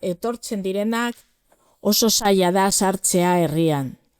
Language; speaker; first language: Basque; non-native, local second language; Spanish